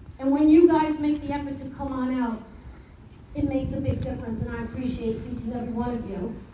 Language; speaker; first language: English; native; English